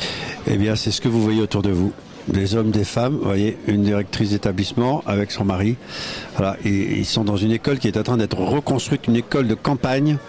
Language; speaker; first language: French; native; French